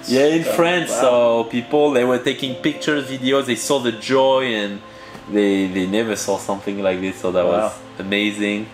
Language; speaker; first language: English; early bilingual, heritage; French